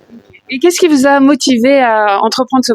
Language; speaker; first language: French; native; French